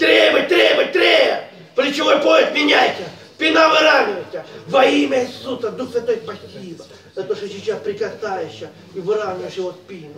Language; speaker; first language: Russian; native; Russian